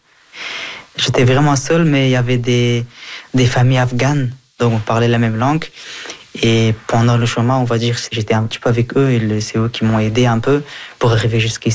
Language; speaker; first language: French; early bilingual, other home language; Persian